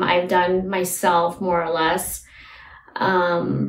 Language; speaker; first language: English; early bilingual, other home language; Hindi